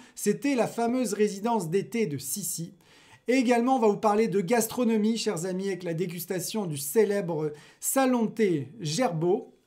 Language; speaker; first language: French; native; French